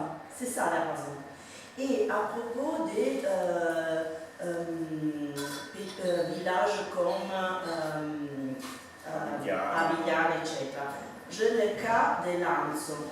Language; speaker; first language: French; non-native, fluent; Italian